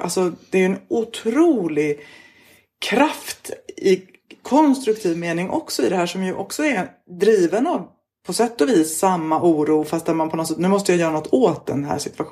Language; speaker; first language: Swedish; native; Swedish